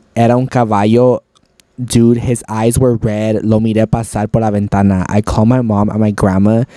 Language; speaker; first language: English; early bilingual, other home language; Spanish